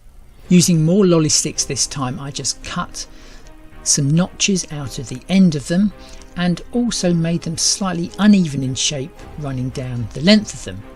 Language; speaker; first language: English; native; English